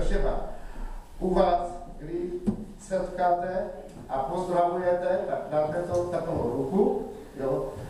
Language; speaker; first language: Czech; non-native, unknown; Vietnamese